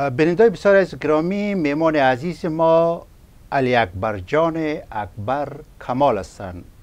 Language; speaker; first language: Persian; native; Persian